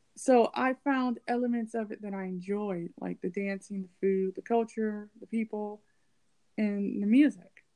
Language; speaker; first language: English; native; English